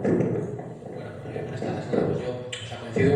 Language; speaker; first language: Spanish; native; Spanish